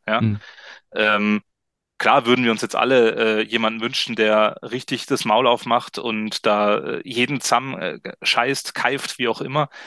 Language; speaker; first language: German; native; German